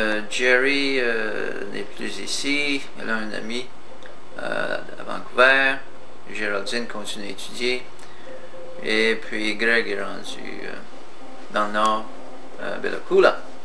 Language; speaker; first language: French; native; French